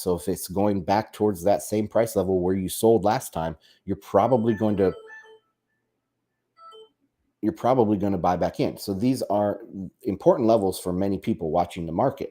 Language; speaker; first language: English; native; English